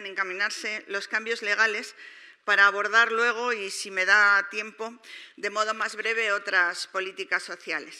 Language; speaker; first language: Spanish; native; Spanish